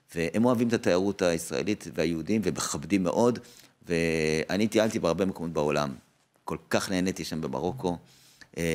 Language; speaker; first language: Hebrew; native; Hebrew